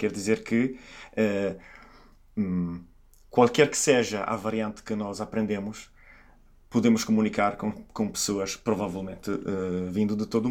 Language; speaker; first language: Portuguese; non-native, fluent; Italian